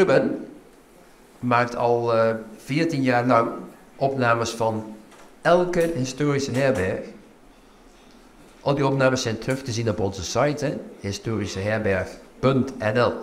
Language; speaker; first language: Dutch; native; Dutch